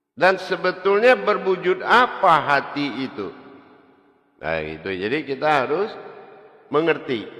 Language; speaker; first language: Malay; non-native, local second language; Javanese